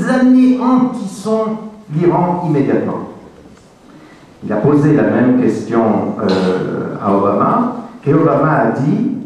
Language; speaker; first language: French; native; French